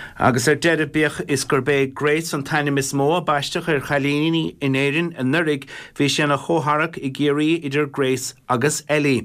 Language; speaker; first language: Irish; native; Irish